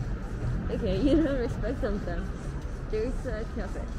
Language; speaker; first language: English; non-native, fluent; Korean